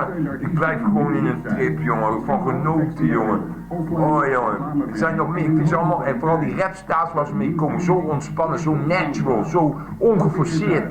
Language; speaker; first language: Dutch; native; Dutch